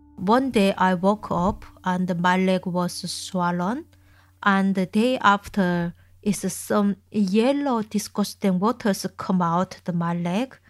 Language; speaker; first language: English; non-native, learner; Korean